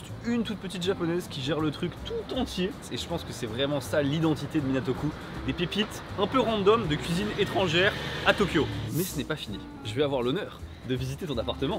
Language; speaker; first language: French; native; French